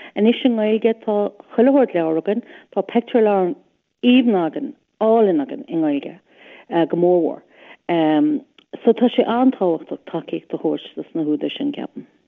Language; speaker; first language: Irish; non-native, local second language; English